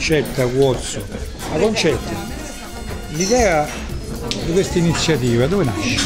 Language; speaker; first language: Italian; native; Italian